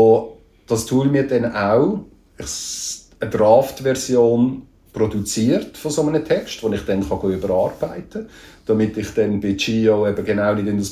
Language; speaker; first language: German; native; German